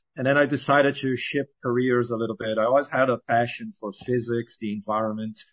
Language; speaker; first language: English; non-native, fluent; Portuguese